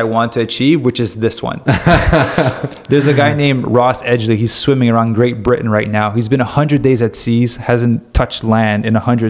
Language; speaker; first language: English; native; English